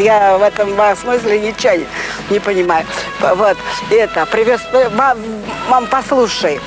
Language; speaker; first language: Russian; native; Russian